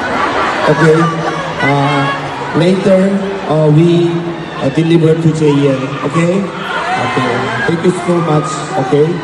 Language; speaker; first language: English; non-native, learner; Korean